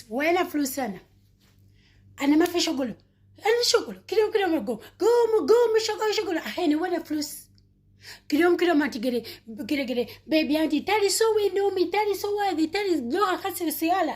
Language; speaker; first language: Arabic; non-native, learner; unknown